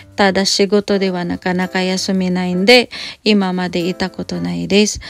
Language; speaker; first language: Japanese; non-native, fluent; Cebuano